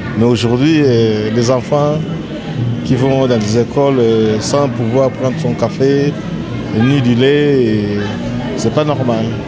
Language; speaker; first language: French; non-native, local second language; Lingala